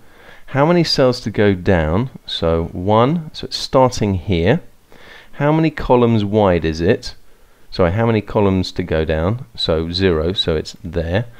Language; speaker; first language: English; native; English